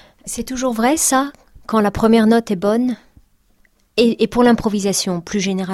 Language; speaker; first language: French; native; French